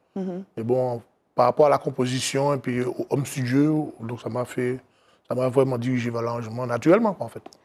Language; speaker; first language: French; native; French